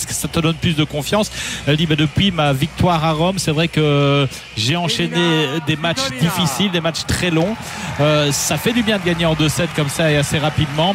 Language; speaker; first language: French; native; French